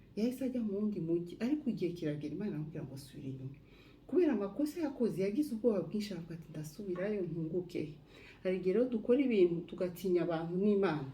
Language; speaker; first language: Kinyarwanda; native; Kinyarwanda